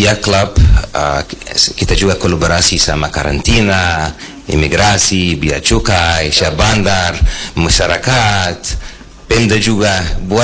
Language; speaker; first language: Indonesian; non-native, fluent; Arabic